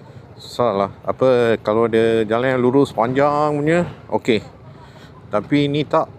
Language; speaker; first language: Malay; non-native, local second language; Tamil